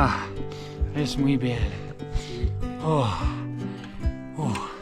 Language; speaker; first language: Spanish; non-native, learner; English